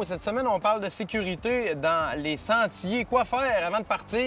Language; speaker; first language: French; native; French